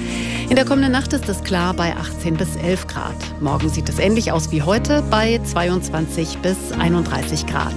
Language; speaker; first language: German; native; German